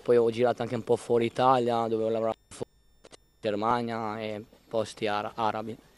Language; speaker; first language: Italian; non-native, fluent; Albanian